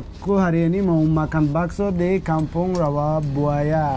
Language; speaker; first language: Indonesian; non-native, learner; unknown